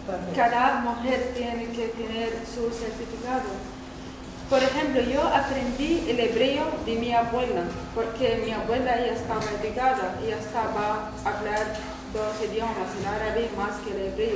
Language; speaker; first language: Spanish; non-native, learner; Arabic